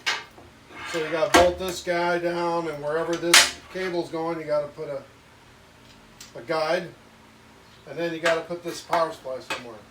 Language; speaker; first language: English; native; English